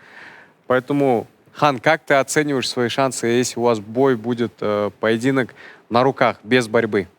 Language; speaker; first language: Russian; non-native, local second language; Kazakh